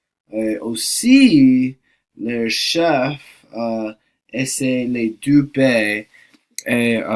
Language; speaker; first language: French; non-native, learner; English